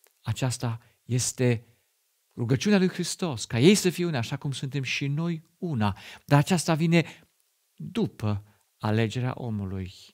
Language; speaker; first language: Romanian; non-native, fluent; German